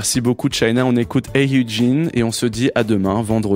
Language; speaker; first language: French; native; French